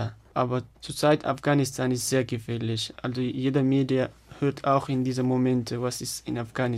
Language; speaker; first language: German; non-native, fluent; Pashto